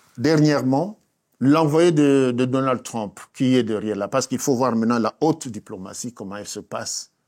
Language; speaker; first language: French; non-native, local second language; Luba-Lulua